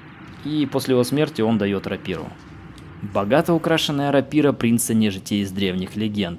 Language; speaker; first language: Russian; native; Russian